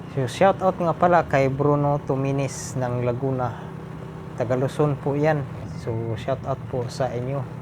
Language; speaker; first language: Filipino; non-native, local second language; Cebuano